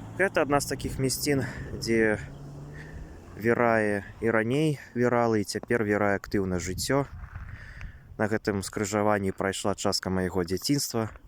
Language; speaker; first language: Belarusian; native; Belarusian